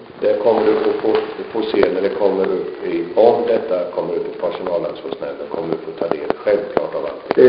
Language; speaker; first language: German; non-native, learner; Swedish